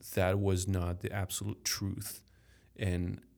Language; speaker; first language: English; non-native, fluent; French